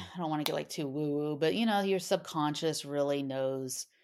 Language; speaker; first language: English; native; English